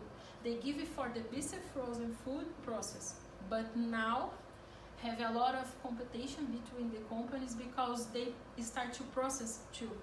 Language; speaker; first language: English; non-native, learner; Portuguese